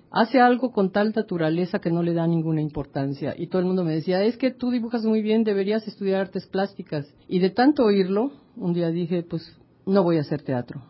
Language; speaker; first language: Spanish; native; Spanish